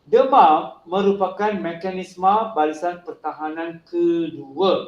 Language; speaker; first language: Malay; non-native, local second language; Tamil